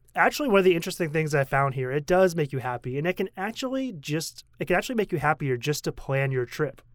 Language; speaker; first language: English; native; English